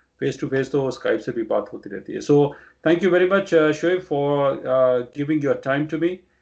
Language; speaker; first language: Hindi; non-native, local second language; Punjabi